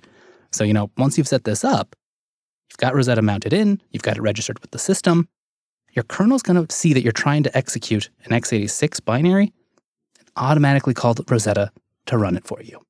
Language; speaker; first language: English; native; English